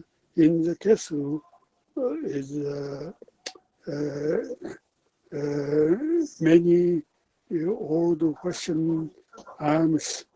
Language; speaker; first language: English; non-native, learner; Japanese